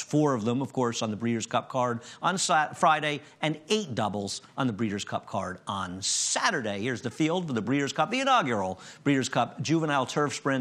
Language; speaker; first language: English; native; English